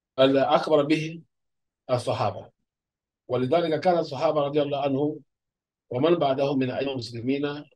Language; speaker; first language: Arabic; non-native, fluent; Urdu